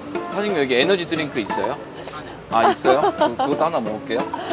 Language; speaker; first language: Korean; native; Korean